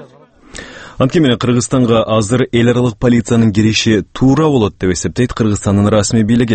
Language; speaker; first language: Kyrgyz; native; Kyrgyz